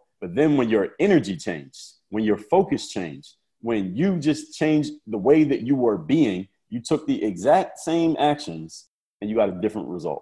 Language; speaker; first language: English; native; English